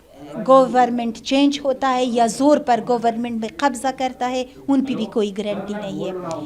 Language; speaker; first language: Hindi; non-native, learner; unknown